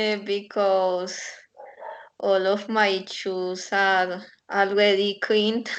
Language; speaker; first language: English; non-native, learner; Spanish